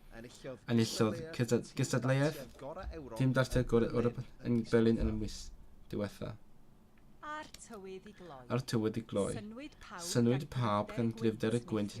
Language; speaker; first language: Welsh; non-native, learner; Cantonese